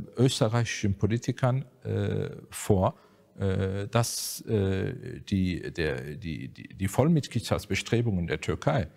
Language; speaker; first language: German; native; German